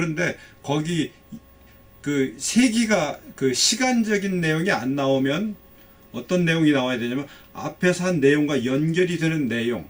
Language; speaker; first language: Korean; native; Korean